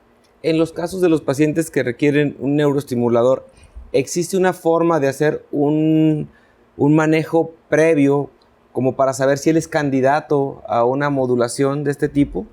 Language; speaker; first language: Spanish; native; Spanish